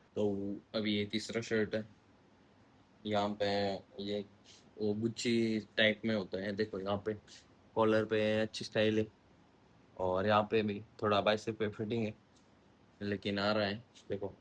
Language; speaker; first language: Hindi; non-native, local second language; Marathi